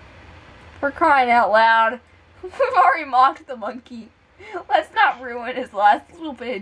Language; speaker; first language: English; native; English